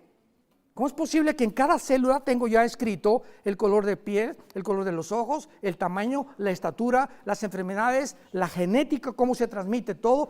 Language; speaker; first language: Spanish; native; Spanish